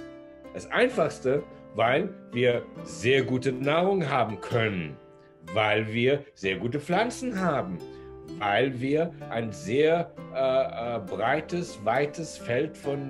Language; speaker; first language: German; non-native, learner; English